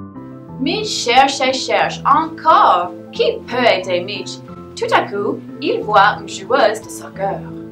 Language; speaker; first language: French; non-native, learner; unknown